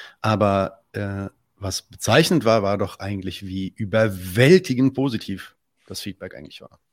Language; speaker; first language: German; early bilingual, other home language; Arabic